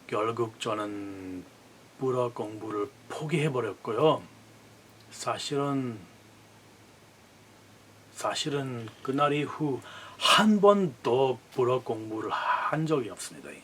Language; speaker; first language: Korean; non-native, fluent; English